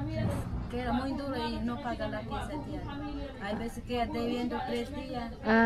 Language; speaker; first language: Spanish; non-native, local second language; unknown